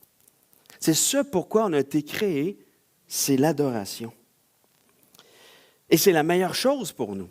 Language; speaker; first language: French; native; French